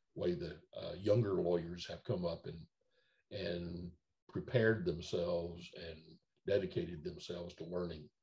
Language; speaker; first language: English; native; English